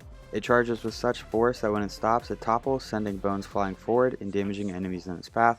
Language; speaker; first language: English; native; English